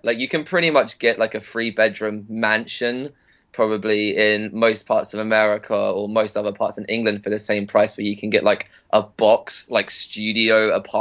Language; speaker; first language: English; native; English